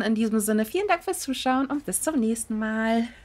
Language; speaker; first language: German; native; German